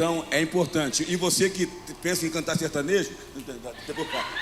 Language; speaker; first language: Portuguese; native; Portuguese